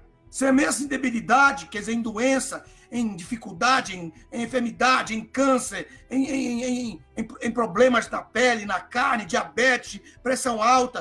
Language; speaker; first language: Portuguese; native; Portuguese